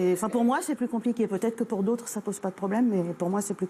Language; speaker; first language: French; native; French